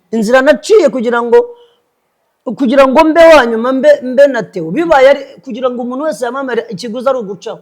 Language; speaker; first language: Kinyarwanda; native; Kinyarwanda